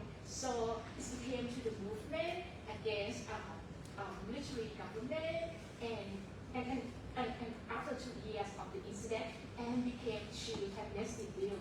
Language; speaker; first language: English; non-native, fluent; Thai